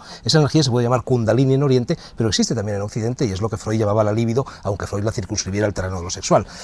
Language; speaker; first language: Spanish; native; Spanish